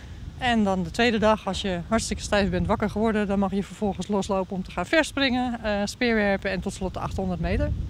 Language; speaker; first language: Dutch; native; Dutch